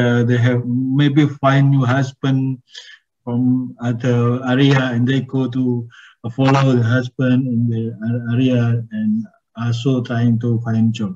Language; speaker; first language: English; non-native, learner; Indonesian